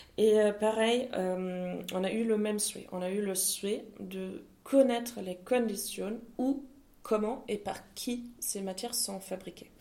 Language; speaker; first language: French; non-native, fluent; German